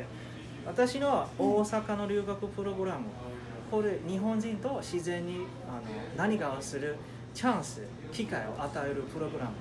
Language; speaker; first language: Japanese; non-native, fluent; Chinese